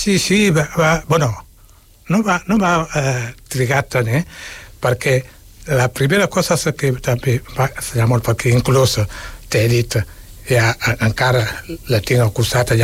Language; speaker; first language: Catalan; non-native, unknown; Wolof